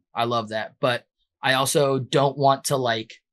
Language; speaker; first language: English; native; English